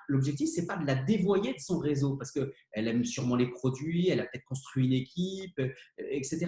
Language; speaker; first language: French; native; French